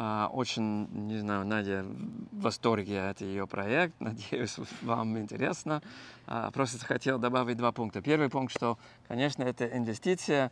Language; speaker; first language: Russian; non-native, learner; English